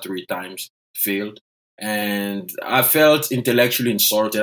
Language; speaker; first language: English; non-native, fluent; French